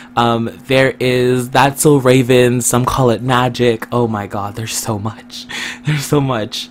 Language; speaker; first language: English; native; English